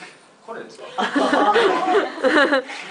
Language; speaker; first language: Japanese; non-native, learner; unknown